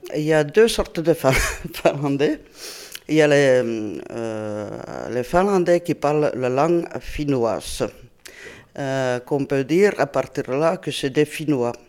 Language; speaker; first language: French; non-native, fluent; Finnish